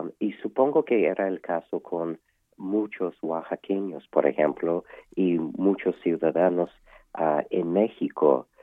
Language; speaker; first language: Spanish; non-native, fluent; English